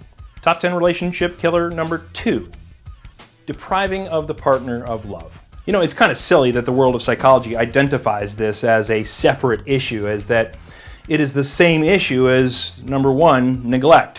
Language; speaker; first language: English; native; English